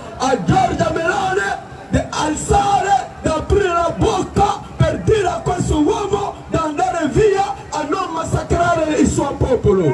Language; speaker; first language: Italian; non-native, fluent; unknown